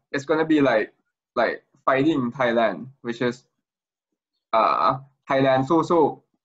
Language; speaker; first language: English; non-native, fluent; Thai